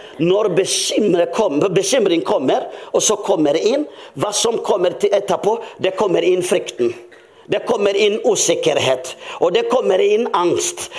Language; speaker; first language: Norwegian; non-native, fluent; Rundi